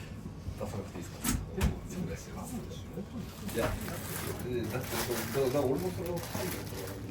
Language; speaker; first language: Japanese; native; Japanese